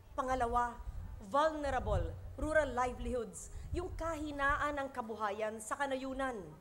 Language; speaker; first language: Filipino; native; Filipino